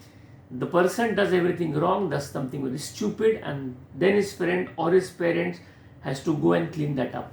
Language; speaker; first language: English; non-native, local second language; Hindi